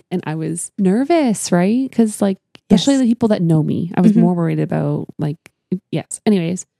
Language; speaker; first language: English; native; English